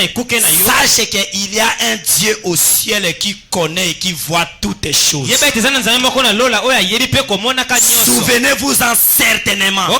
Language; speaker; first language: Haitian Creole; non-native, local second language; Lingala